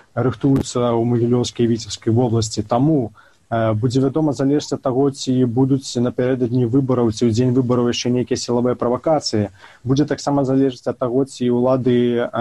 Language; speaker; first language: Belarusian; native; Belarusian